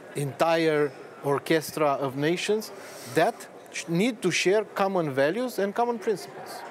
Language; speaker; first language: English; non-native, fluent; Romanian